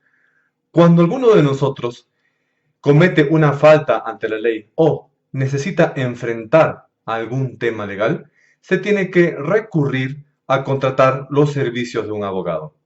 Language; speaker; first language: Spanish; native; Spanish